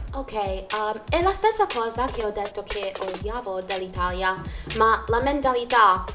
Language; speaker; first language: Italian; non-native, fluent; Jamaican Creole English